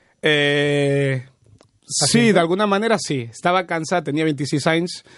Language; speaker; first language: Catalan; early bilingual, other home language; Spanish